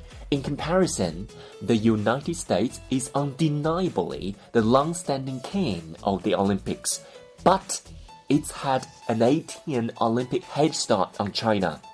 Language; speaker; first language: English; non-native, fluent; Chinese